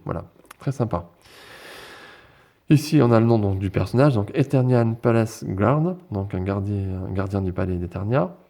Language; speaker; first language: French; native; French